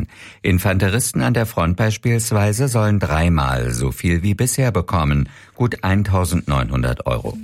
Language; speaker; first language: German; native; German